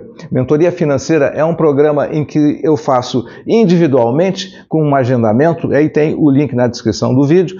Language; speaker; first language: Portuguese; native; Portuguese